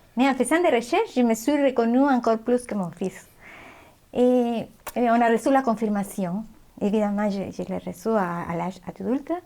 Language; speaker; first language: French; non-native, fluent; Spanish